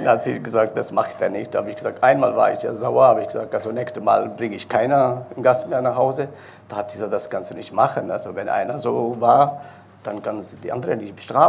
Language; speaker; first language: German; non-native, fluent; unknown